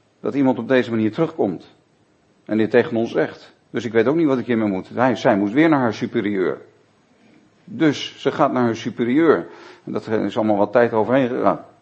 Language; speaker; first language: Dutch; native; Dutch